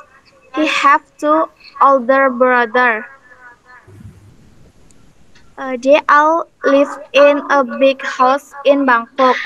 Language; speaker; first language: English; non-native, learner; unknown